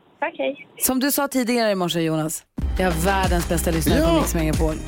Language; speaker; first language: Swedish; native; Swedish